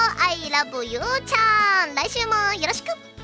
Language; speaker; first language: Japanese; native; Japanese